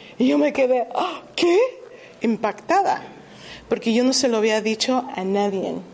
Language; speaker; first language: Spanish; early bilingual, heritage; Spanish